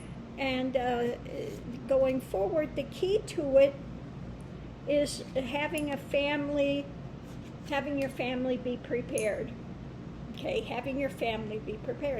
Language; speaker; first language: English; native; English